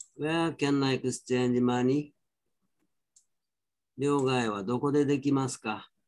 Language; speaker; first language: Japanese; native; Japanese